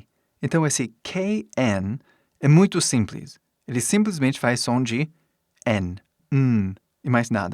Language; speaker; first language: Portuguese; non-native, fluent; English